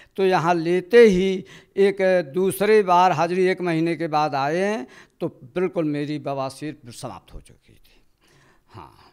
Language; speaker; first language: Hindi; native; Hindi